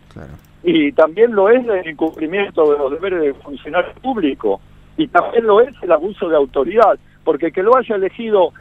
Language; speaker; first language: Spanish; native; Spanish